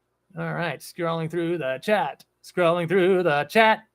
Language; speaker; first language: English; native; English